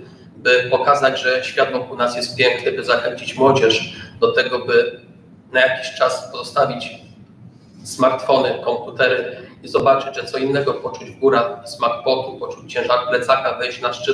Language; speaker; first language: Polish; native; Polish